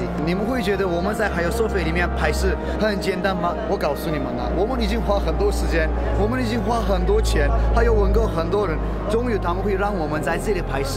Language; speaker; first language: Chinese; non-native, fluent; Turkish